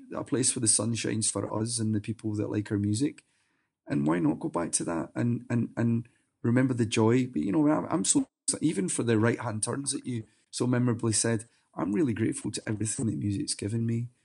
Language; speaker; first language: English; native; English